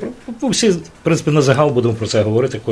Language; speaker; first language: Ukrainian; native; Ukrainian